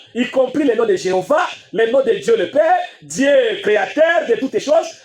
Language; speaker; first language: French; non-native, local second language; Swahili